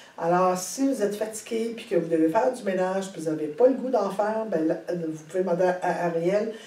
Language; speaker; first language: French; native; French